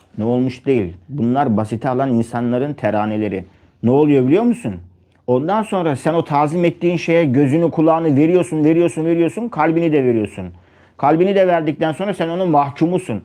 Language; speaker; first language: Turkish; native; Turkish